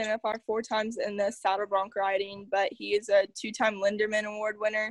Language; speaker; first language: English; native; English